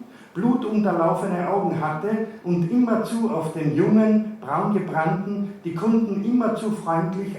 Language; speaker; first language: German; native; German